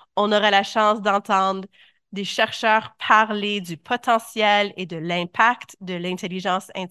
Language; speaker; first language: French; native; French